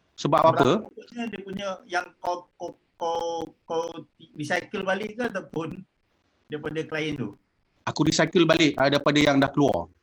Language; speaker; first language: Malay; native; Malay